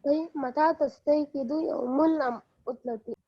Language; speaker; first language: Arabic; non-native, learner; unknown